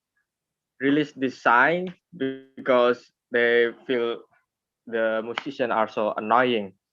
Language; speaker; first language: English; non-native, learner; Indonesian